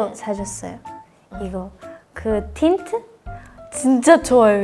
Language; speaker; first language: Korean; non-native, learner; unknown